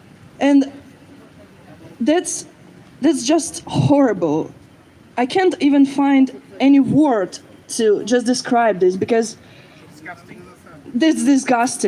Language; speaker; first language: English; non-native, fluent; Ukrainian